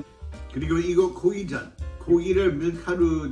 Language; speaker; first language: Korean; non-native, fluent; English